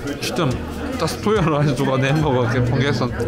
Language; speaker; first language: German; non-native, learner; Korean